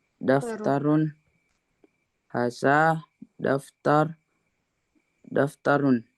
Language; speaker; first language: Arabic; non-native, learner; Indonesian